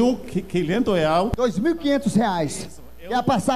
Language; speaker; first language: Portuguese; native; Portuguese